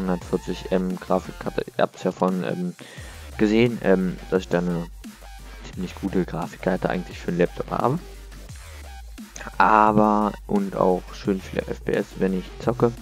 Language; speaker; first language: German; native; German